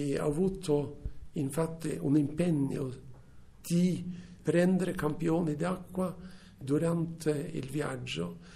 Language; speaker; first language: Italian; non-native, fluent; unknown